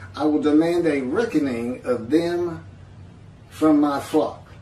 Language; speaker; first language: English; native; English